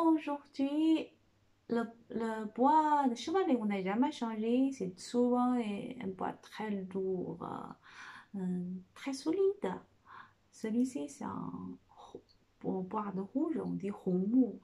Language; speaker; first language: French; non-native, fluent; Chinese